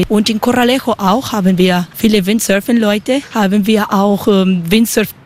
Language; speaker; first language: German; non-native, learner; Spanish